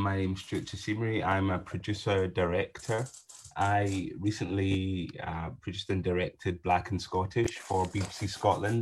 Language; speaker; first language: English; native; English